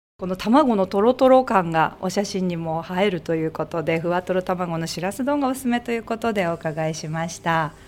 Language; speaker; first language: Japanese; native; Japanese